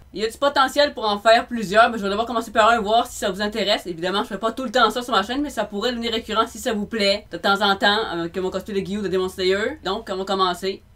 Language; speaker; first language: French; native; French